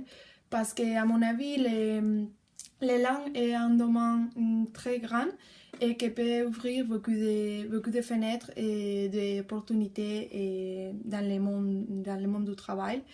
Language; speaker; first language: French; non-native, learner; Spanish